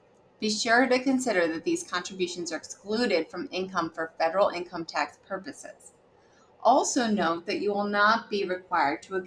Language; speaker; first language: English; native; English